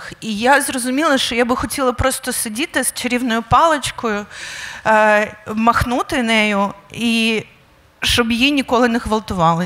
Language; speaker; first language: Ukrainian; native; Ukrainian